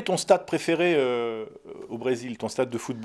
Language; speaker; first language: French; native; French